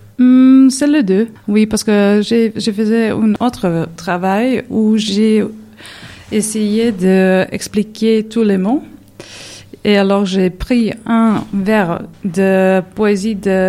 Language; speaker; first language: French; non-native, learner; Serbian